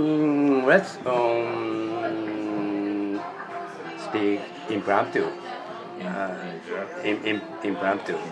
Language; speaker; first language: English; non-native, learner; Japanese